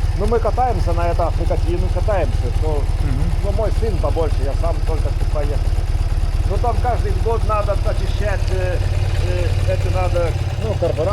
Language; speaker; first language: Russian; non-native, learner; Lithuanian